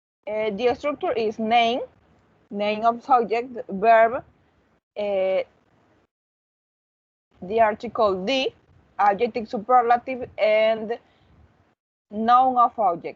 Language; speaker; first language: English; non-native, learner; Spanish